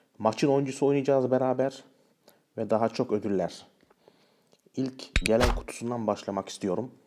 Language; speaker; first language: Turkish; early bilingual, heritage; Turkish